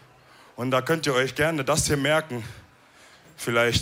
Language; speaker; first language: German; early bilingual, other home language; Wolof